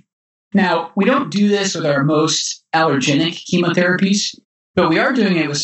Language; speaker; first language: English; native; English